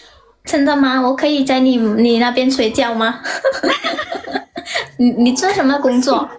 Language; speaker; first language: Chinese; non-native, learner; Indonesian